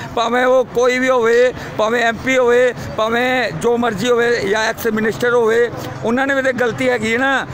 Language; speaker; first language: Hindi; non-native, local second language; Punjabi